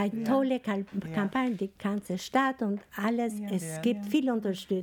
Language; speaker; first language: German; non-native, fluent; Albanian